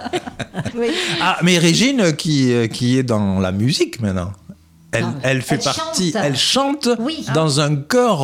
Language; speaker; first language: French; native; French